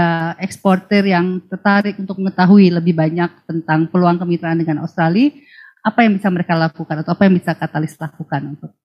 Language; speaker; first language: Indonesian; native; Indonesian